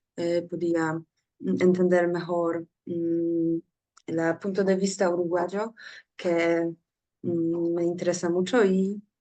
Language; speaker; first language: Spanish; non-native, learner; Polish